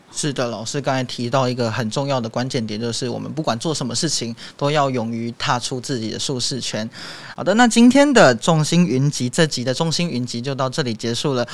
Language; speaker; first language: Chinese; native; Chinese